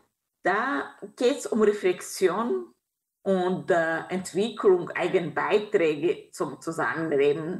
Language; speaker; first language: German; non-native, fluent; Kinyarwanda